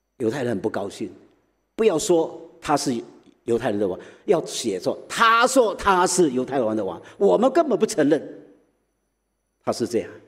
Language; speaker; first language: Chinese; early bilingual, heritage; Chinese